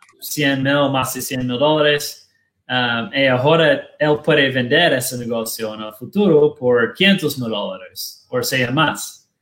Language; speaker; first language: Spanish; non-native, learner; Portuguese